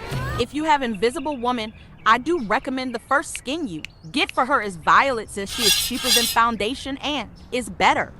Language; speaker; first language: English; native; English